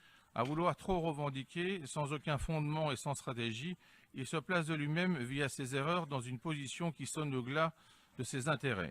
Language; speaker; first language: French; non-native, fluent; Greek